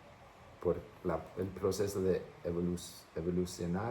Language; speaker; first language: Spanish; non-native, fluent; English